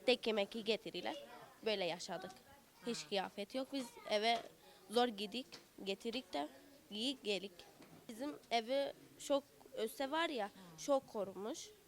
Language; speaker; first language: Turkish; early bilingual, other home language; Arabic